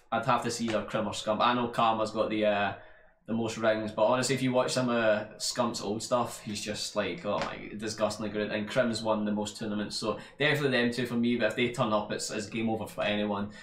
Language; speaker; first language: English; native; English